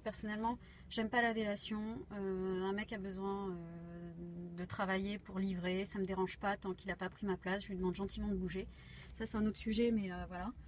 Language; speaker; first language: French; native; French